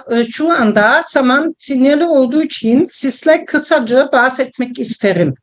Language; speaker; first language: Turkish; non-native, learner; German